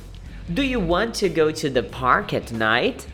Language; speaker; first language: English; non-native, fluent; Portuguese